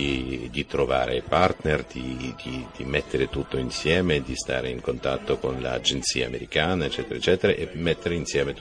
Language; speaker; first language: Italian; non-native, fluent; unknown